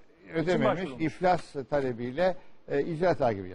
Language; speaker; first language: Turkish; native; Turkish